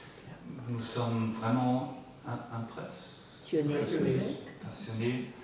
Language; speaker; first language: French; non-native, learner; German